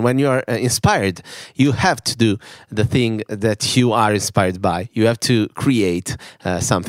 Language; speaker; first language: English; non-native, fluent; Italian